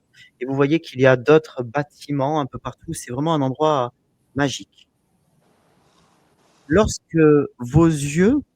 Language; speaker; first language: French; native; French